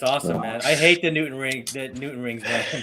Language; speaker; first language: English; native; English